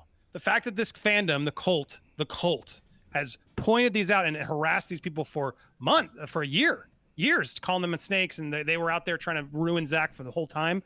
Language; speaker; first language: English; native; English